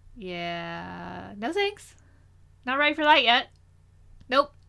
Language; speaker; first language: English; early bilingual, other home language; Hindi